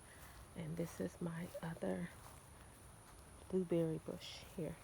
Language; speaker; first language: English; native; English